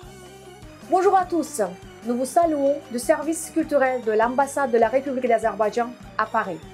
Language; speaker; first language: French; non-native, fluent; Azerbaijani